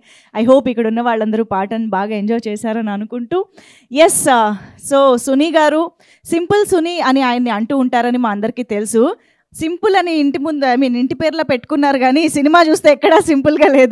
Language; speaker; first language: Telugu; native; Telugu